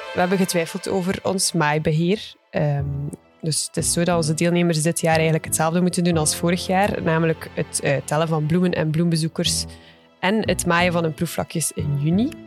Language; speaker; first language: Dutch; native; Dutch